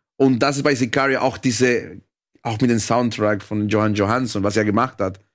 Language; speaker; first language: German; non-native, fluent; Spanish